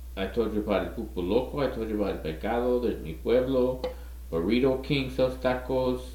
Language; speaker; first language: English; native; English